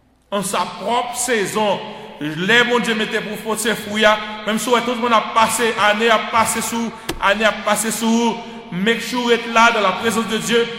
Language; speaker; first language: French; native; French